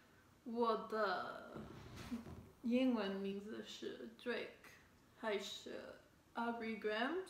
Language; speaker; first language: Chinese; non-native, learner; English